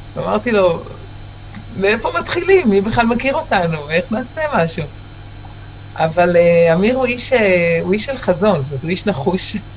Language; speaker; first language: Hebrew; native; Hebrew